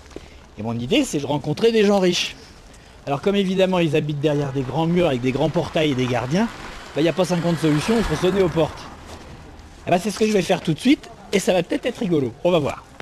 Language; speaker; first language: French; native; French